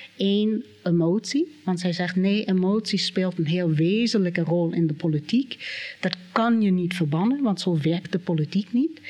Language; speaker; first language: Dutch; non-native, fluent; English